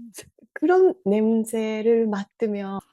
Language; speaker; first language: Korean; non-native, fluent; Japanese